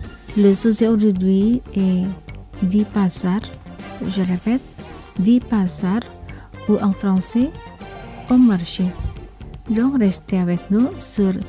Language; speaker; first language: French; non-native, local second language; Indonesian